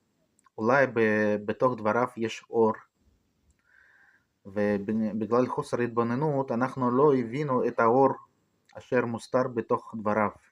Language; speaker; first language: Hebrew; non-native, fluent; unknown